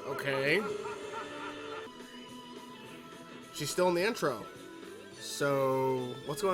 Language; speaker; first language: English; native; English